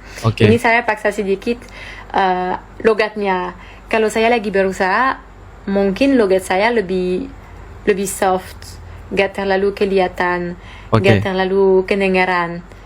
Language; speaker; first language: Indonesian; non-native, fluent; French